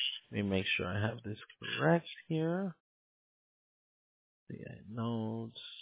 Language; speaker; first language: English; early bilingual, other home language; Spanish